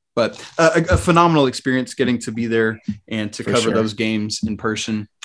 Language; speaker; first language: English; native; English